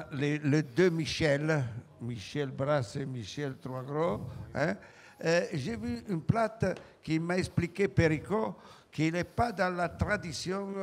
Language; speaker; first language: French; non-native, fluent; Italian